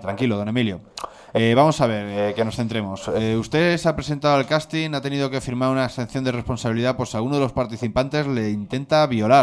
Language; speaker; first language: Spanish; native; Spanish